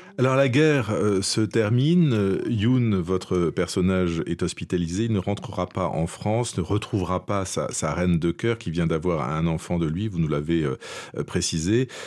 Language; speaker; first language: French; native; French